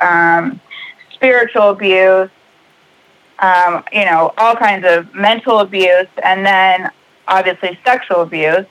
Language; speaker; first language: English; native; English